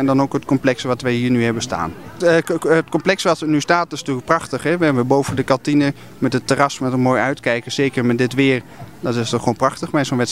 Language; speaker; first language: Dutch; native; Dutch